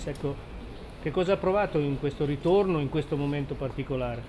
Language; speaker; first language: Italian; native; Italian